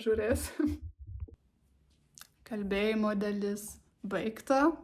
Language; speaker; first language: Lithuanian; non-native, learner; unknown